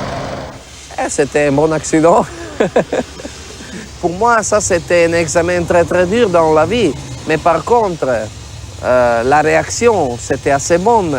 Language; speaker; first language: French; non-native, fluent; Italian